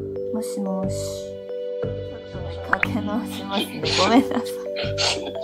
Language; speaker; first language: Japanese; non-native, fluent; Korean